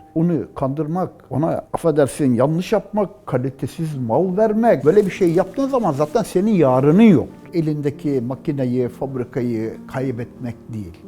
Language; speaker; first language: Turkish; native; Turkish